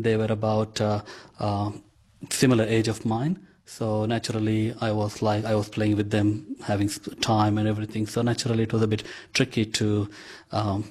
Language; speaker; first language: English; non-native, local second language; Konkani